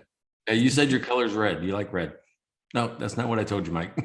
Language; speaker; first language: English; native; English